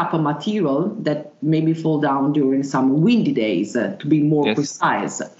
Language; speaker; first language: English; non-native, fluent; Italian